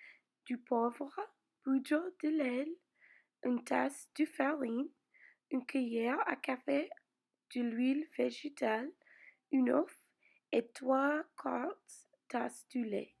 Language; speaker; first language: French; non-native, learner; English